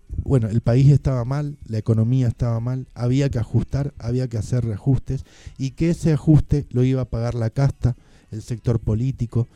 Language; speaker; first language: Spanish; native; Spanish